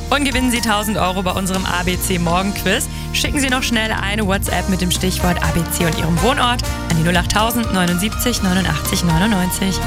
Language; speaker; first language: German; native; German